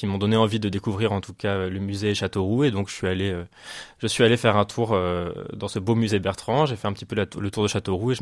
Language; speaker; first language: French; native; French